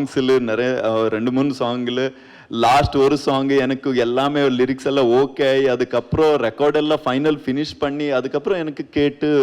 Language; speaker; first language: Tamil; non-native, learner; Kannada